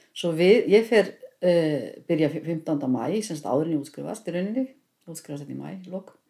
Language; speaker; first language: Icelandic; native; Icelandic